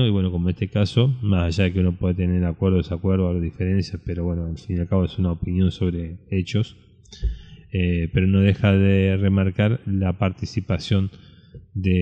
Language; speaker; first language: Spanish; native; Spanish